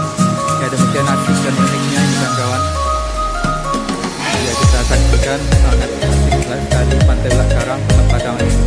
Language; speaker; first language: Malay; non-native, local second language; Minangkabau